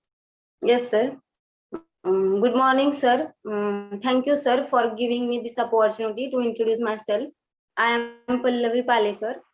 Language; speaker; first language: English; non-native, learner; Marathi